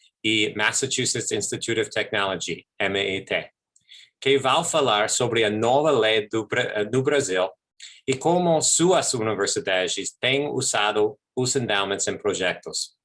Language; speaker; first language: Portuguese; non-native, fluent; English